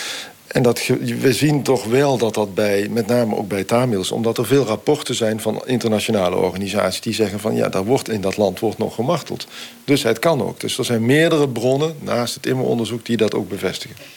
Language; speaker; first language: Dutch; native; Dutch